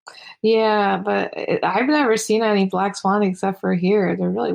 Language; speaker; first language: English; native; English